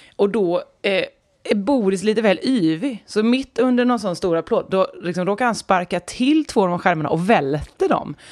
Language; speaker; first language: Swedish; native; Swedish